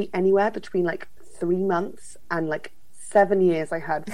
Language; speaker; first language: English; native; English